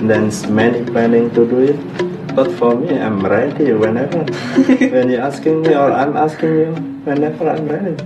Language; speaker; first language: English; non-native, learner; Indonesian